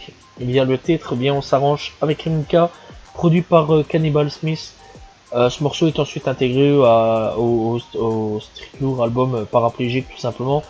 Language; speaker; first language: French; native; French